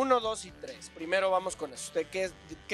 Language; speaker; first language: Spanish; native; Spanish